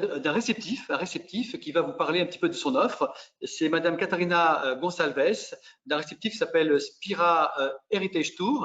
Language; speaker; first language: French; native; French